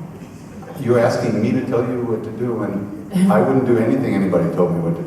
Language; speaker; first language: English; native; English